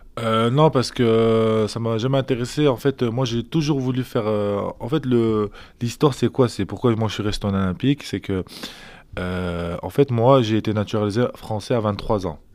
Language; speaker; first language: French; early bilingual, other home language; Azerbaijani